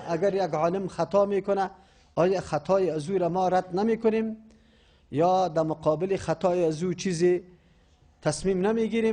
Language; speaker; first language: Persian; native; Persian